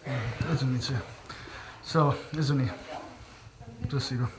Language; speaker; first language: Russian; non-native, learner; English